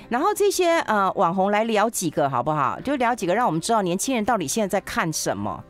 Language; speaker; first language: Chinese; native; Chinese